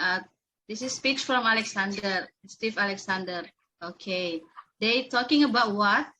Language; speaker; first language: English; non-native, local second language; Indonesian